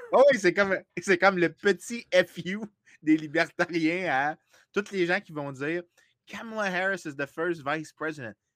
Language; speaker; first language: French; native; French